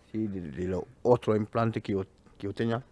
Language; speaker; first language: Spanish; non-native, learner; French